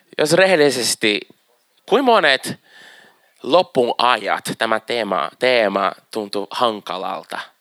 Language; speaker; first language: Finnish; non-native, fluent; Portuguese